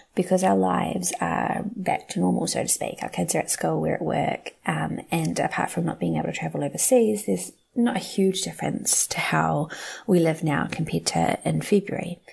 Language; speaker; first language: English; native; English